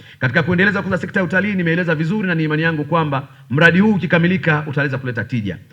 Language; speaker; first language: Swahili; native; Swahili